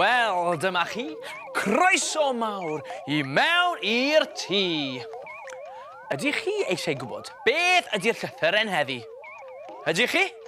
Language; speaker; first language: Welsh; native; Welsh